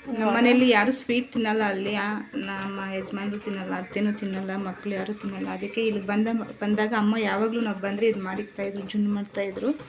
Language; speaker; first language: Kannada; non-native, local second language; Telugu